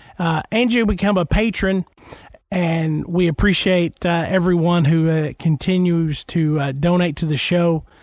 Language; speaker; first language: English; native; English